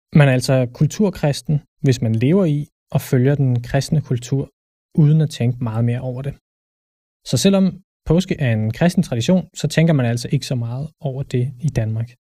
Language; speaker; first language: Danish; native; Danish